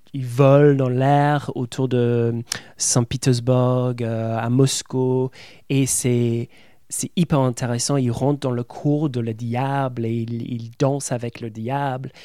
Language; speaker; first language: French; non-native, fluent; English